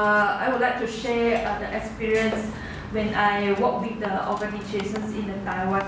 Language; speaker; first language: English; non-native, learner; Indonesian